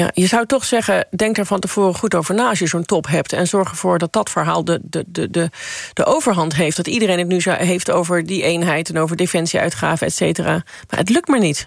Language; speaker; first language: Dutch; native; Dutch